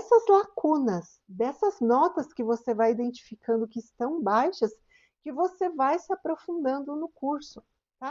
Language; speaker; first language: Portuguese; native; Portuguese